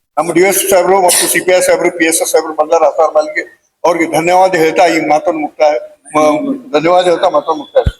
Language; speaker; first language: Kannada; non-native, local second language; Urdu